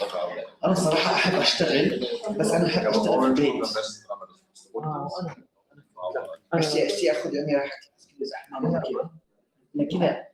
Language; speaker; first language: Arabic; native; Arabic